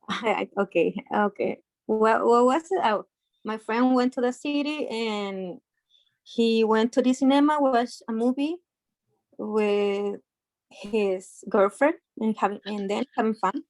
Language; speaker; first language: English; non-native, learner; Spanish